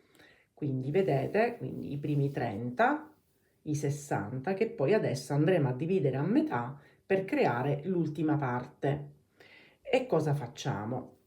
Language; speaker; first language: Italian; native; Italian